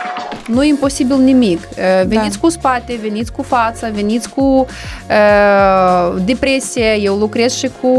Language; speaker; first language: Romanian; non-native, local second language; Russian